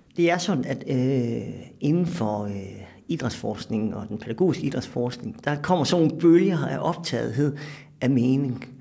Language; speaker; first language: Danish; native; Danish